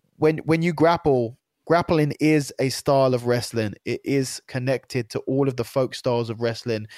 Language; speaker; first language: English; native; English